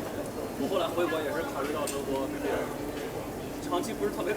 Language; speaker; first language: Chinese; native; Chinese